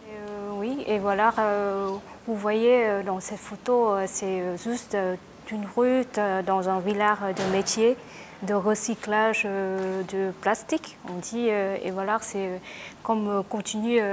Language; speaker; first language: French; non-native, learner; Vietnamese